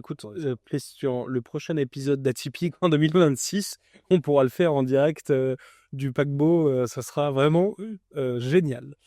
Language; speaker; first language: French; native; French